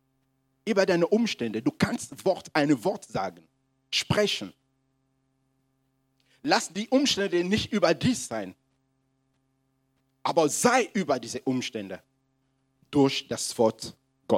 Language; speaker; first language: German; non-native, fluent; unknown